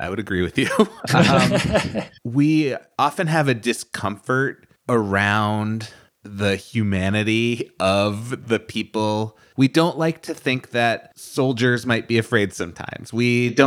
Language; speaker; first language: English; native; English